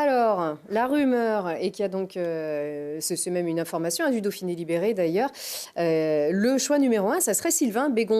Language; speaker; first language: French; native; French